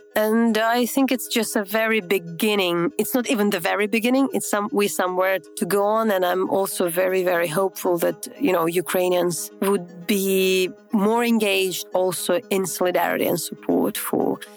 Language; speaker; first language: English; non-native, fluent; Ukrainian